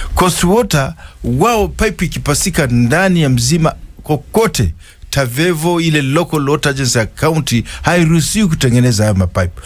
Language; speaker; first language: Swahili; non-native, local second language; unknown